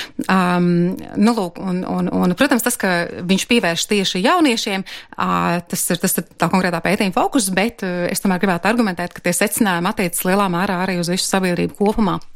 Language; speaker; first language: Latvian; native; Latvian